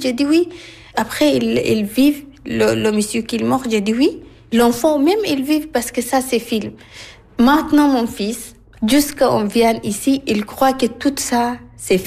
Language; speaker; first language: French; non-native, learner; Arabic